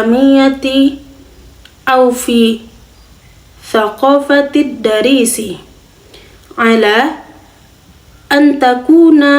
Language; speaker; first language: Arabic; non-native, learner; Indonesian